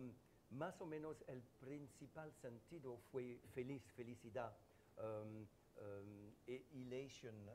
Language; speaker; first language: Spanish; non-native, learner; French